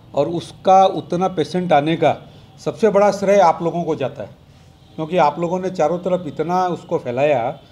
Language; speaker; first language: Hindi; non-native, local second language; Marwari